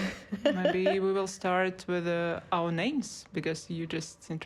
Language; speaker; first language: English; non-native, learner; Russian